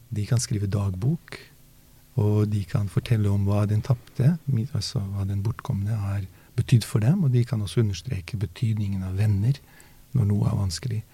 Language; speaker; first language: Norwegian; early bilingual, other home language; Bosnian